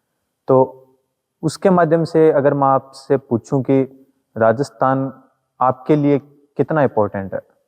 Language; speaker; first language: Hindi; native; Hindi